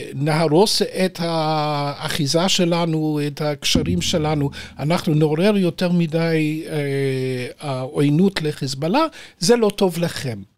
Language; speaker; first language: Hebrew; native; Hebrew